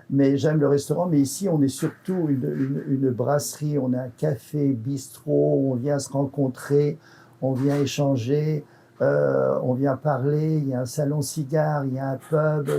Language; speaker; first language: French; native; French